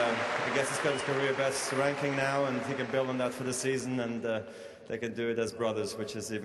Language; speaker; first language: English; non-native, fluent; German